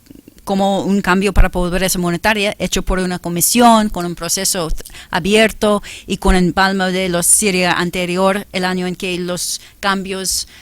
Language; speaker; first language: Spanish; non-native, fluent; English